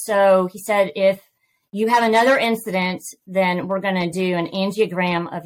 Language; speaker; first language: English; native; English